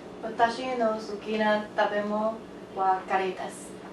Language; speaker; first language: Japanese; non-native, learner; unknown